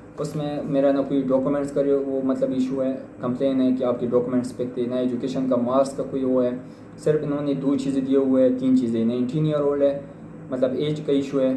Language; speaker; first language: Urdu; non-native, local second language; Pashto